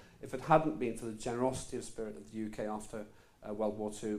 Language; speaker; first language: English; non-native, local second language; Estonian